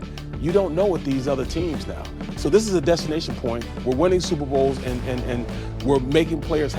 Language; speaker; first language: English; native; English